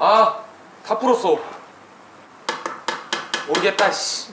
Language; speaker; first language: Korean; native; Korean